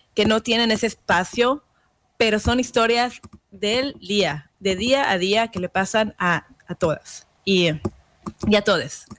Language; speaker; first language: Spanish; native; Spanish